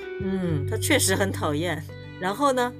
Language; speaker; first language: Chinese; non-native, learner; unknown